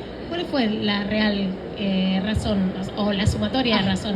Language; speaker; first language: Spanish; native; Spanish